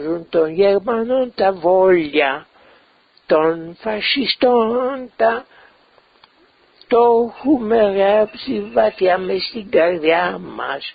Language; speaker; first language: Greek; non-native, local second language; Ladino